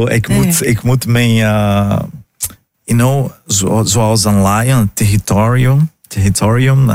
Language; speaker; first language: Dutch; non-native, learner; Portuguese